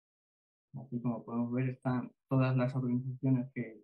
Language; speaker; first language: Spanish; native; Spanish